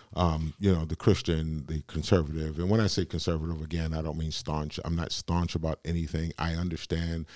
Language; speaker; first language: English; native; English